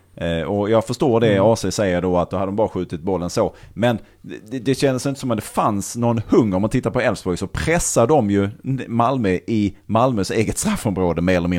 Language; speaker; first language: Swedish; native; Swedish